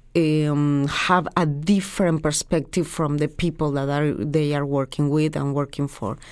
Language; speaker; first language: English; non-native, fluent; Spanish